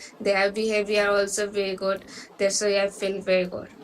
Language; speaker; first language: English; non-native, learner; Bangla